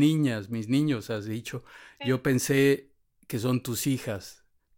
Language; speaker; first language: Spanish; native; Spanish